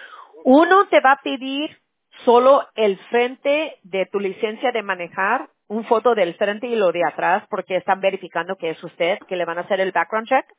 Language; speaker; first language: Spanish; early bilingual, heritage; Spanish